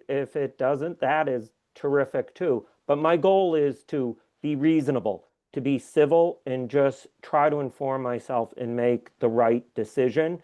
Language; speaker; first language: English; native; English